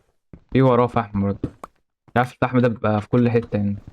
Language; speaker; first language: Arabic; native; Arabic